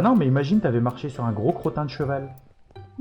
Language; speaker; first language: French; native; French